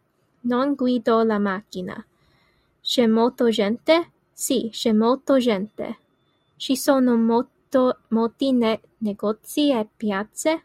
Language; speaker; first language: Italian; non-native, learner; English